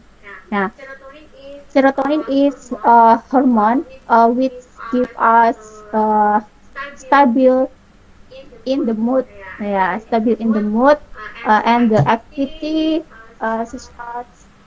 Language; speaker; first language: English; non-native, learner; Indonesian